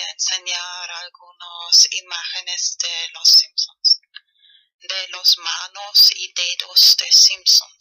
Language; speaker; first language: Spanish; non-native, fluent; German